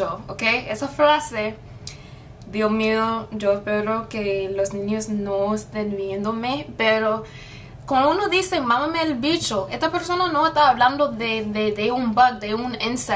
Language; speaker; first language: Spanish; non-native, fluent; English